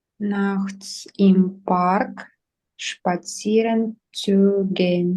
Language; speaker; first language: German; non-native, learner; Ukrainian